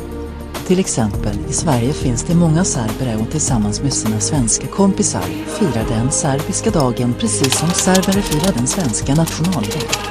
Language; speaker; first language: Swedish; non-native, learner; Croatian